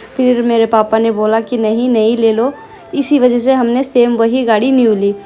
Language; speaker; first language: Hindi; non-native, local second language; Bangla